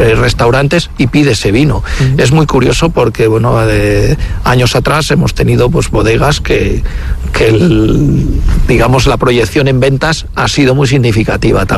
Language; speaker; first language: Spanish; native; Spanish